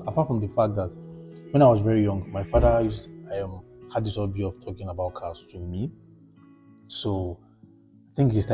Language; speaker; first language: English; non-native, local second language; Yoruba